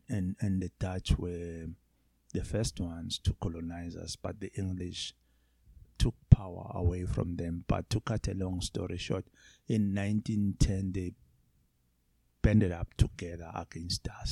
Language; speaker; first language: English; non-native, local second language; Zulu